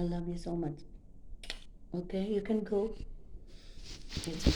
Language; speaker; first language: English; non-native, local second language; Filipino